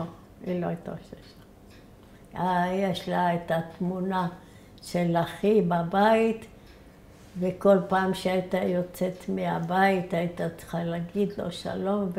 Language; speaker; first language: Hebrew; early bilingual, other home language; Arabic